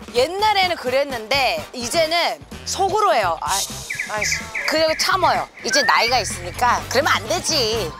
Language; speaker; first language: Korean; early bilingual, heritage; Korean